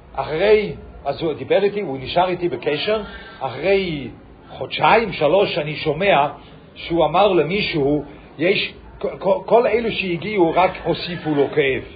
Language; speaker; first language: Hebrew; non-native, fluent; English